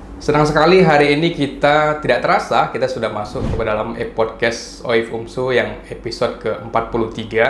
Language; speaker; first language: Indonesian; native; Indonesian